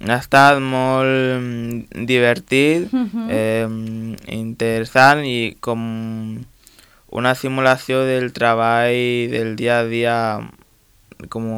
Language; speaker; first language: Catalan; non-native, local second language; Spanish